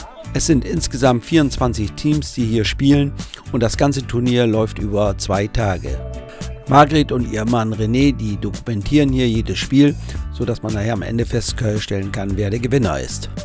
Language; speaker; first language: German; native; German